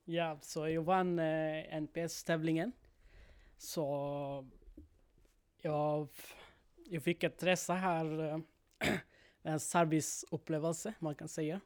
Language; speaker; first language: Swedish; non-native, learner; Bangla